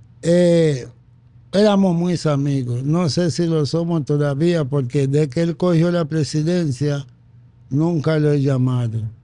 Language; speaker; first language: Spanish; non-native, fluent; Haitian Creole